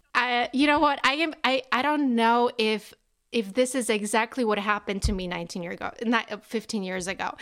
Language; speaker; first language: English; non-native, fluent; Polish